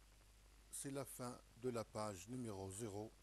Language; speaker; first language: French; non-native, local second language; Arabic